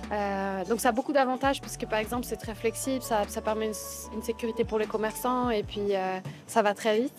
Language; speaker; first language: French; native; French